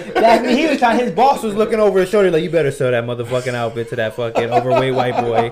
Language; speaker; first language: English; native; English